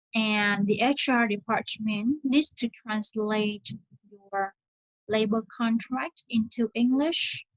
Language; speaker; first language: English; non-native, fluent; Vietnamese